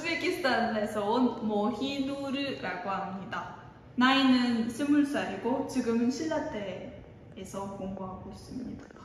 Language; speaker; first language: Korean; non-native, learner; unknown